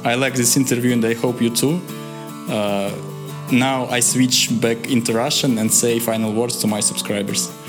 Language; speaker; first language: English; non-native, learner; Russian